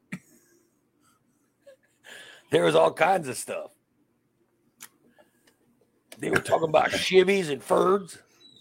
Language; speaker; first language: English; early bilingual, other home language; Spanish